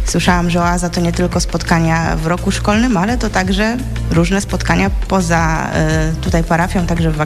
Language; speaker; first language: Polish; native; Polish